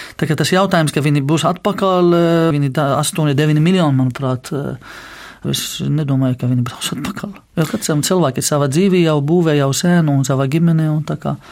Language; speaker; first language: Latvian; non-native, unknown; Arabic